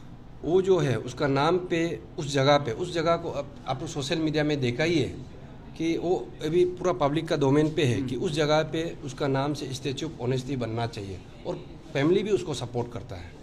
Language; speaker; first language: Hindi; non-native, local second language; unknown